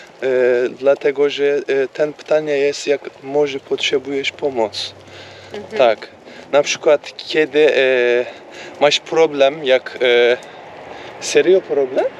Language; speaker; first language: Polish; non-native, learner; Turkish